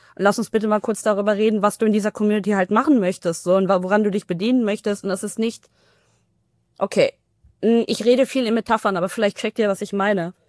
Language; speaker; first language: German; early bilingual, other home language; Tamil